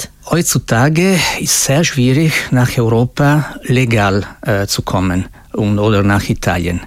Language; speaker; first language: German; non-native, local second language; Italian